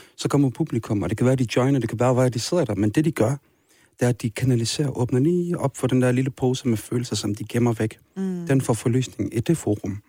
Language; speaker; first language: Danish; early bilingual, other home language; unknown